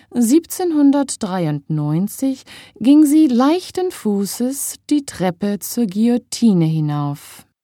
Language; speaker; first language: German; native; German